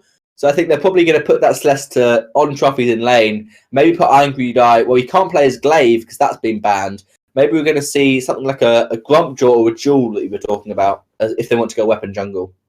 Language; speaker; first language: English; native; English